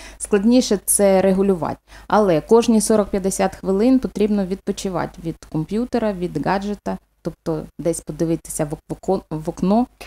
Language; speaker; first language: Ukrainian; non-native, local second language; Russian